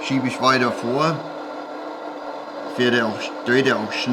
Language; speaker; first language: German; native; German